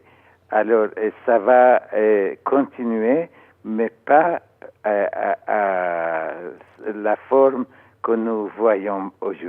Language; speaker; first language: French; non-native, learner; Persian